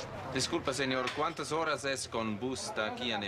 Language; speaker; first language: Spanish; non-native, fluent; German